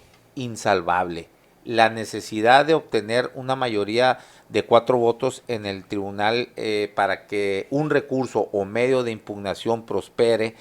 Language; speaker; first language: Spanish; native; Spanish